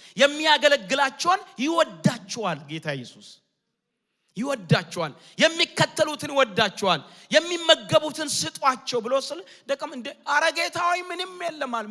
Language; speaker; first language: Amharic; non-native, local second language; Oromo